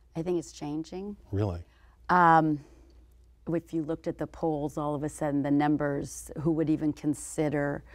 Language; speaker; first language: English; native; English